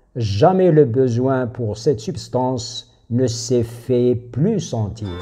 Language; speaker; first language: French; non-native, local second language; Arabic